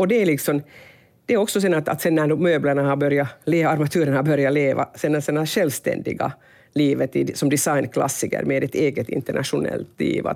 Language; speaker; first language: Swedish; non-native, local second language; Finnish